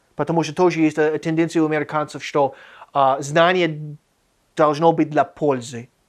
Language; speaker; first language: Russian; non-native, fluent; English